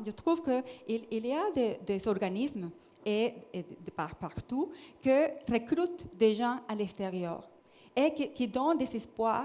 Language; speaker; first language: French; non-native, fluent; Spanish